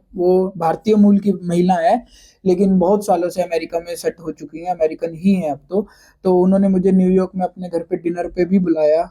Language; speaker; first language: Hindi; native; Hindi